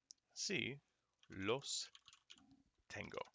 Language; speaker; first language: Spanish; non-native, fluent; English